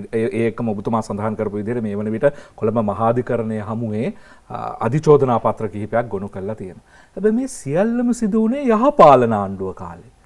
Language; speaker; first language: Sinhala; native; Sinhala